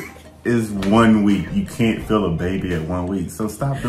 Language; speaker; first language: English; native; English